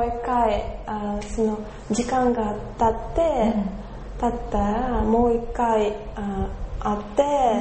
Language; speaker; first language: Japanese; non-native, learner; Russian